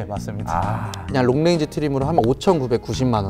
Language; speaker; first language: Korean; native; Korean